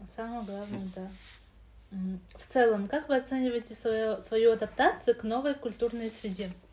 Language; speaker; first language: Russian; native; Russian